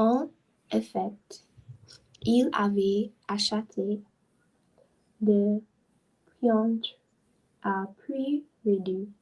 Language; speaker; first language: French; non-native, learner; English